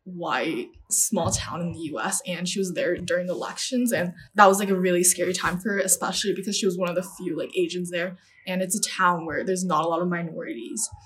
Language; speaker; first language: English; non-native, fluent; Chinese